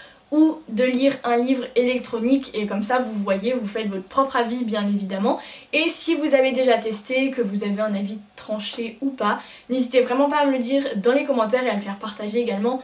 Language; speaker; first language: French; native; French